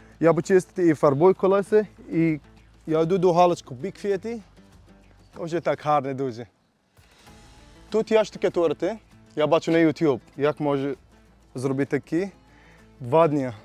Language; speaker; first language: Ukrainian; non-native, learner; Arabic